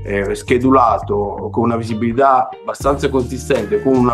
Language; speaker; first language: Italian; native; Italian